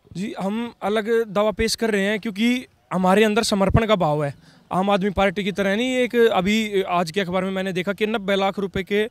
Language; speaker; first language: Hindi; native; Hindi